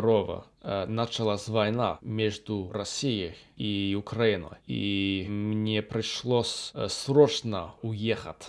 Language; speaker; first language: Russian; non-native, learner; English